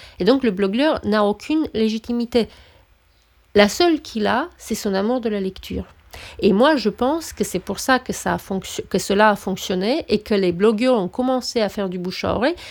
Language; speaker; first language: French; non-native, fluent; Romanian